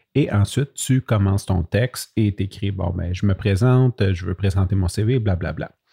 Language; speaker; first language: French; native; French